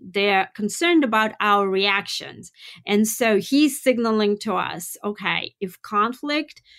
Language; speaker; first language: English; non-native, fluent; Russian